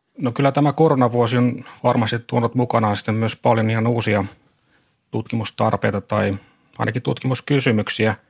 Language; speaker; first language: Finnish; native; Finnish